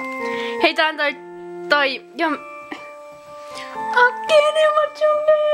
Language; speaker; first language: Finnish; native; Finnish